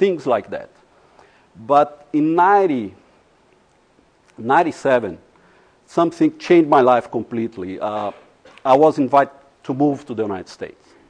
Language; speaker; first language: English; non-native, fluent; Portuguese